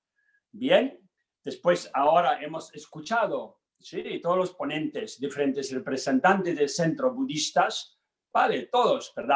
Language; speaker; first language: Spanish; non-native, learner; Tibetan